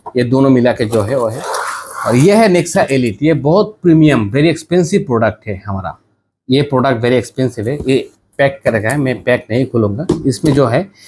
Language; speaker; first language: Hindi; non-native, learner; Bangla